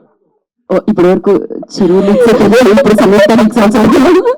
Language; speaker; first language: Telugu; native; Telugu